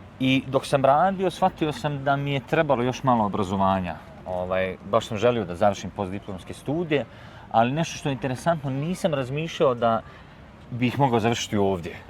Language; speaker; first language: Bosnian; native; Bosnian